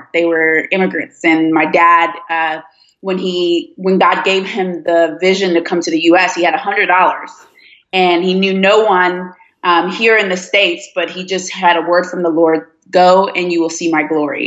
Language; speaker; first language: English; early bilingual, other home language; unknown